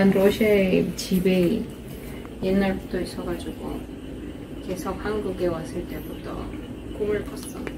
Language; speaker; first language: Korean; non-native, fluent; Russian